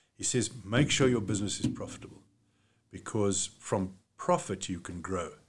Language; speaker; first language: English; native; English